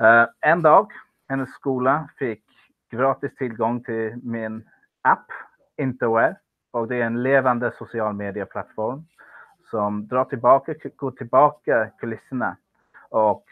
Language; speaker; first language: Swedish; non-native, fluent; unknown